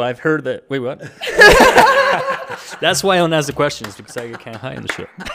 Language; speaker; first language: English; early bilingual, other home language; Spanish